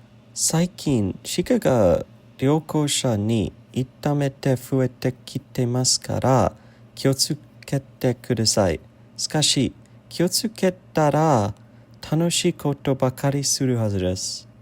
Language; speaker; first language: Japanese; non-native, learner; English